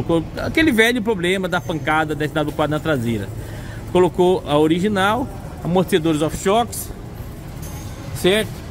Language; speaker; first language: Portuguese; native; Portuguese